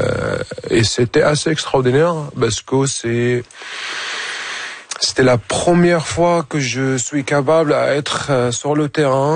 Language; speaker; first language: French; non-native, fluent; Arabic